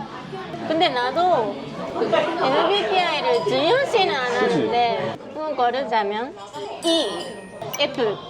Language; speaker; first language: Korean; non-native, fluent; Japanese